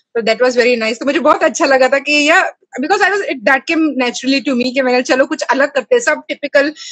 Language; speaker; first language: Hindi; native; Hindi